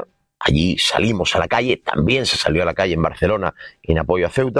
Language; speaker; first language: Spanish; native; Spanish